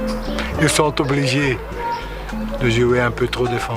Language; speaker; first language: French; non-native, local second language; Dutch